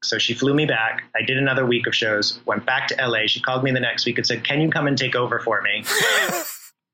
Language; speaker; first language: English; native; English